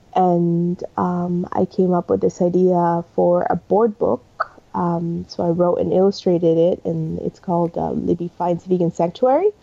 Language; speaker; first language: English; early bilingual, other home language; Spanish